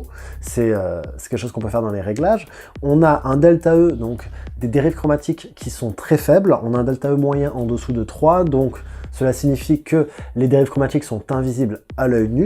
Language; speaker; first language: French; native; French